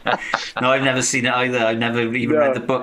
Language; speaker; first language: English; native; English